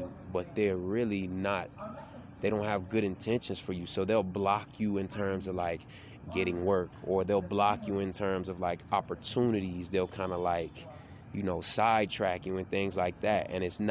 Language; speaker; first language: English; native; English